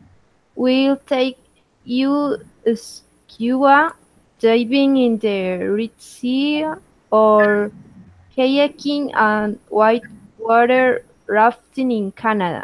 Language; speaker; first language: English; non-native, learner; Spanish